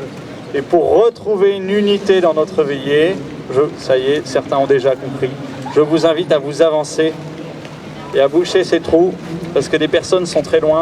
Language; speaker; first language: French; native; French